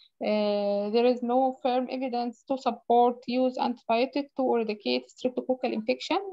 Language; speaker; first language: English; non-native, fluent; Arabic